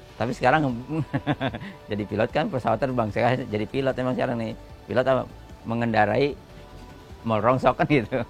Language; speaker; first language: Indonesian; native; Indonesian